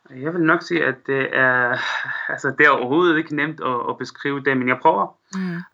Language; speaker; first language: Danish; non-native, fluent; Arabic